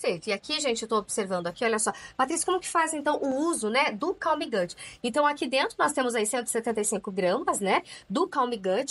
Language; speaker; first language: Portuguese; native; Portuguese